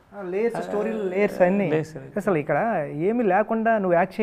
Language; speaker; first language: Telugu; native; Telugu